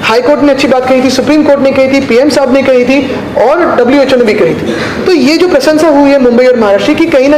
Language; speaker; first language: Hindi; non-native, local second language; Marathi